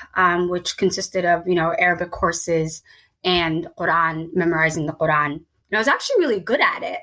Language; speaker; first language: English; native; English